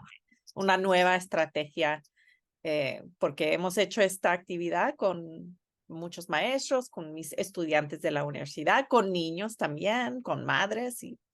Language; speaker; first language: Spanish; non-native, fluent; English